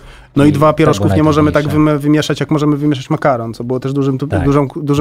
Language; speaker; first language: Polish; native; Polish